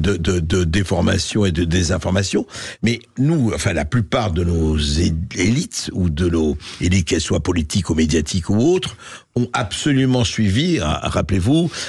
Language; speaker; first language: French; native; French